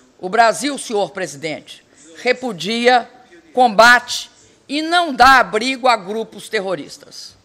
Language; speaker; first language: Portuguese; native; Portuguese